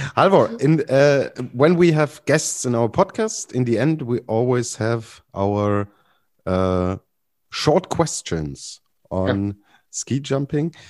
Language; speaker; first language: English; non-native, fluent; German